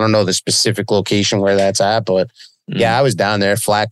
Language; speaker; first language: English; native; English